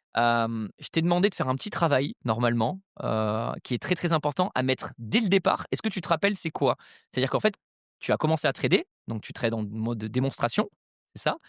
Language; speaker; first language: French; native; French